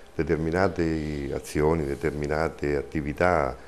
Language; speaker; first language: Italian; native; Italian